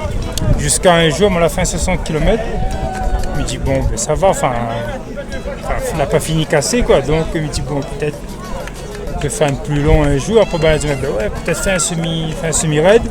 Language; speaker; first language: French; non-native, local second language; Réunion Creole French